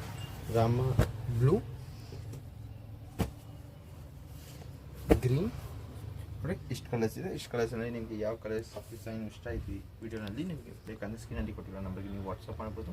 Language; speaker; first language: Kannada; non-native, local second language; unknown